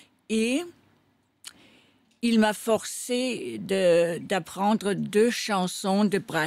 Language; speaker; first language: French; non-native, fluent; Danish